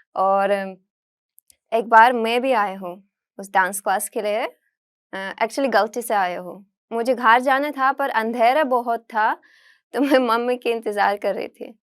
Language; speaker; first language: Hindi; non-native, fluent; Russian